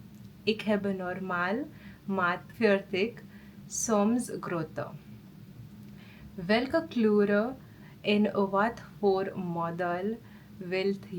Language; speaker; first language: Dutch; non-native, learner; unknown